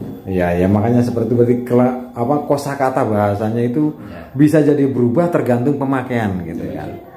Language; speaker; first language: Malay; non-native, learner; Turkish